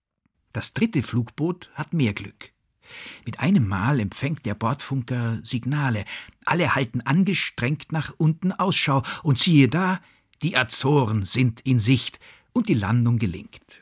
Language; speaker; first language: German; native; German